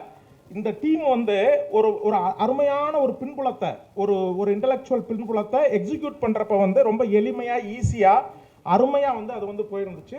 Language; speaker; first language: Tamil; native; Tamil